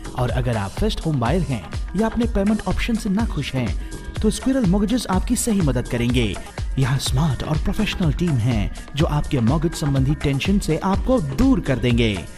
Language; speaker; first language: Hindi; native; Hindi